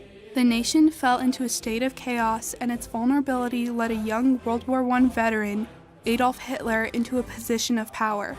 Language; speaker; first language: English; native; English